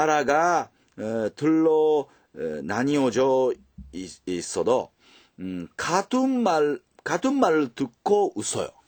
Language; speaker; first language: Korean; early bilingual, heritage; Japanese